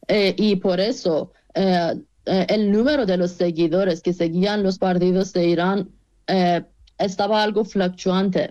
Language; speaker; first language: Spanish; non-native, fluent; Persian